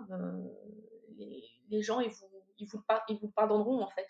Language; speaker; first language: French; native; French